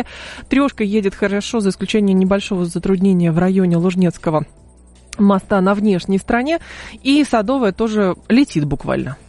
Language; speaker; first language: Russian; native; Russian